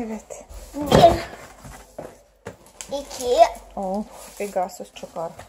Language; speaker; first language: Turkish; non-native, learner; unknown